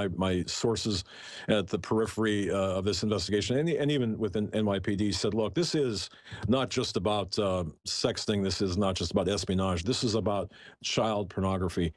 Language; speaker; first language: English; native; English